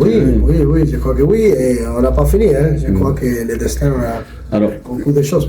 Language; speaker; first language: French; non-native, learner; Spanish